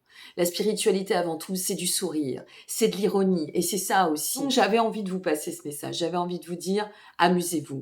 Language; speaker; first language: French; native; French